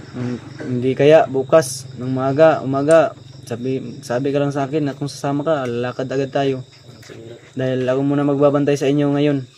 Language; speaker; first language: Filipino; non-native, local second language; Cebuano